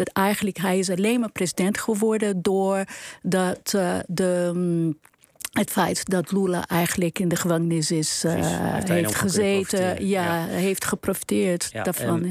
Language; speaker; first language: Dutch; non-native, fluent; Portuguese